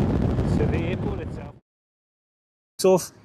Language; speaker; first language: English; native; English